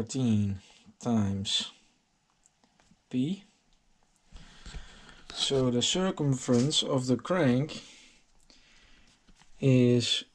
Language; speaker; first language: English; non-native, fluent; Dutch